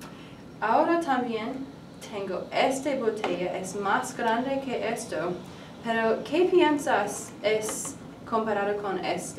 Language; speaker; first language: Spanish; non-native, learner; English